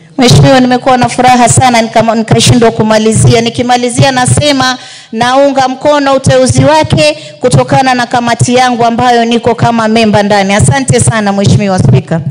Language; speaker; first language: Swahili; native; Swahili